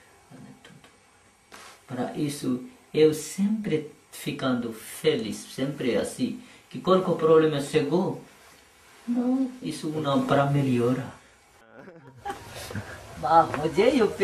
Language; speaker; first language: Portuguese; non-native, learner; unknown